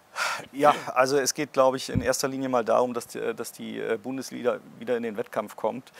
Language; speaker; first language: German; native; German